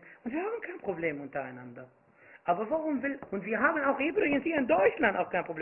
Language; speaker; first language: German; non-native, fluent; Arabic